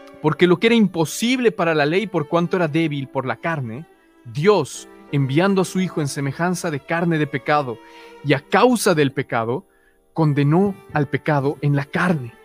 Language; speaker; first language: Spanish; native; Spanish